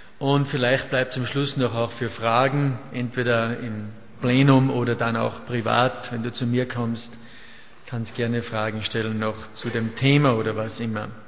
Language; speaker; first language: German; native; German